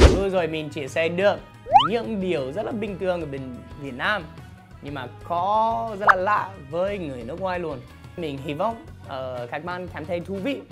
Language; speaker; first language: Vietnamese; non-native, fluent; English